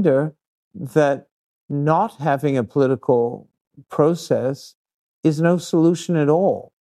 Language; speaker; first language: English; native; English